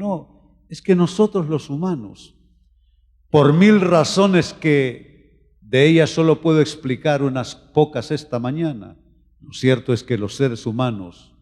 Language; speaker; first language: Spanish; native; Spanish